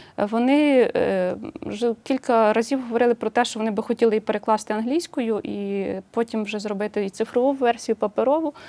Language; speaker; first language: Ukrainian; native; Ukrainian